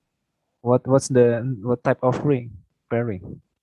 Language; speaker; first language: English; non-native, fluent; Indonesian